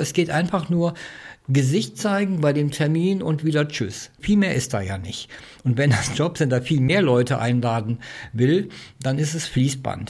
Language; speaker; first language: German; native; German